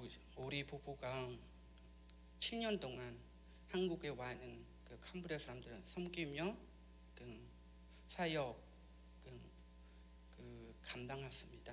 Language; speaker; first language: Korean; non-native, learner; Khmer